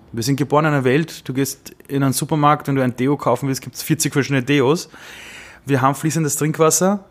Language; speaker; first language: German; early bilingual, other home language; Persian